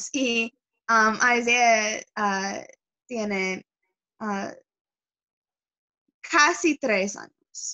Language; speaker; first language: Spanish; non-native, learner; English